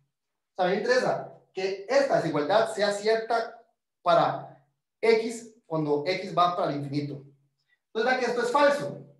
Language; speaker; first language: Spanish; native; Spanish